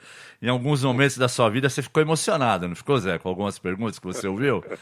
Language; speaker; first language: Portuguese; native; Portuguese